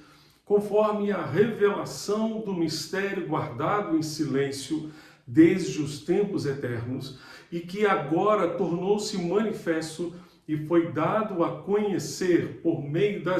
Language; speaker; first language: Portuguese; native; Portuguese